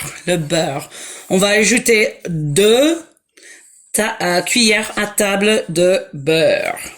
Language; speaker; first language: French; non-native, fluent; English